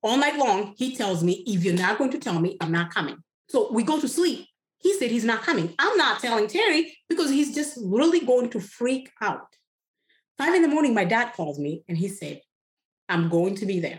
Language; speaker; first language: English; non-native, local second language; Kikuyu